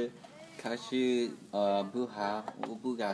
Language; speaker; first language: Chinese; non-native, learner; English